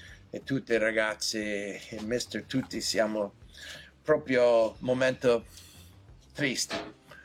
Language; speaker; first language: Italian; non-native, fluent; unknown